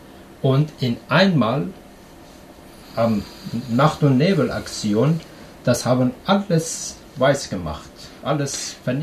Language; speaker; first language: German; non-native, learner; Persian